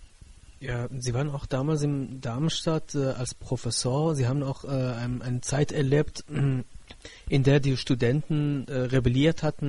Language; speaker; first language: German; non-native, fluent; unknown